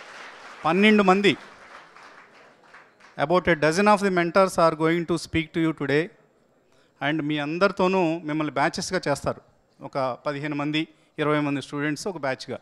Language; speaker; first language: Telugu; native; Telugu